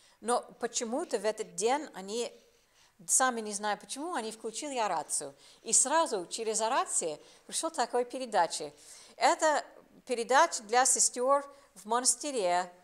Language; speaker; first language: Russian; non-native, fluent; English